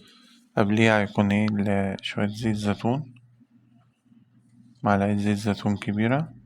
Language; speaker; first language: Arabic; native; Arabic